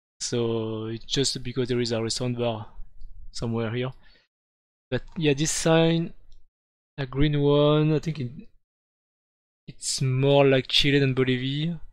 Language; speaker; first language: English; non-native, fluent; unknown